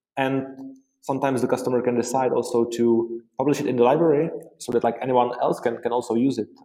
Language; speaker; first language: English; non-native, fluent; Czech